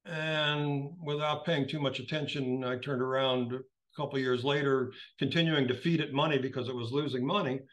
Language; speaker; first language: English; native; English